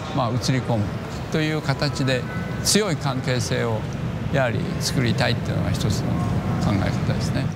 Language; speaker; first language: Japanese; native; Japanese